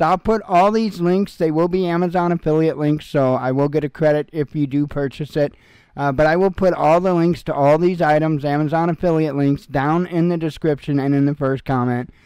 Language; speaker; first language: English; native; English